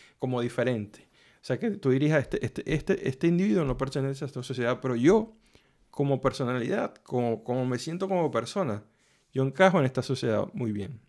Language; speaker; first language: Spanish; native; Spanish